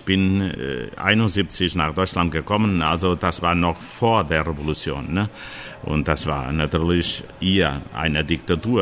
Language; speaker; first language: German; non-native, fluent; Portuguese